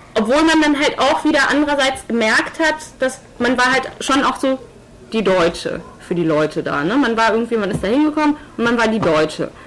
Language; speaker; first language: German; early bilingual, other home language; Tigrinya